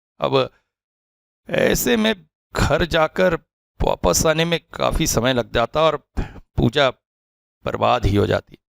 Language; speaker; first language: Hindi; native; Hindi